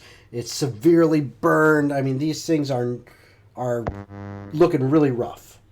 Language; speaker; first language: English; native; English